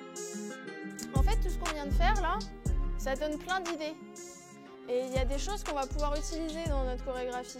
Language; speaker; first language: French; native; French